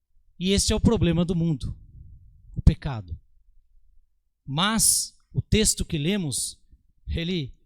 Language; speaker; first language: Portuguese; native; Portuguese